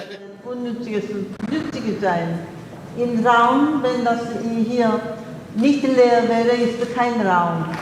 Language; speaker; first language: German; non-native, fluent; Korean